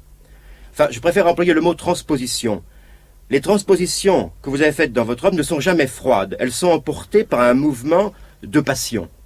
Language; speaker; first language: French; native; French